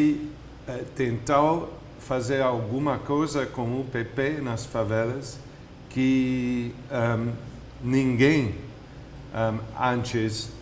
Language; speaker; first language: Portuguese; non-native, fluent; English